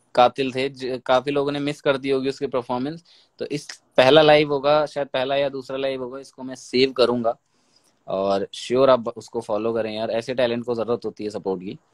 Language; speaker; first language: Hindi; native; Hindi